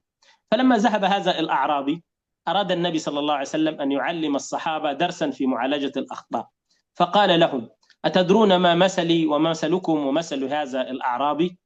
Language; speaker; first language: Arabic; native; Arabic